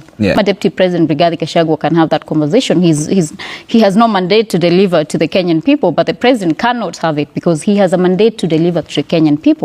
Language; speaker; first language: English; non-native, local second language; Kikuyu